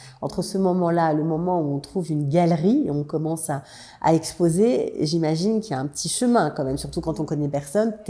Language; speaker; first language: French; native; French